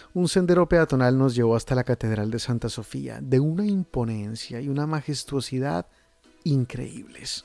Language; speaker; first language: Spanish; native; Spanish